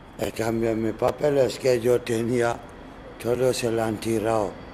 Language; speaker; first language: Spanish; non-native, learner; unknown